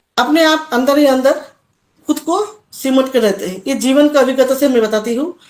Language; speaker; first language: Hindi; non-native, local second language; Assamese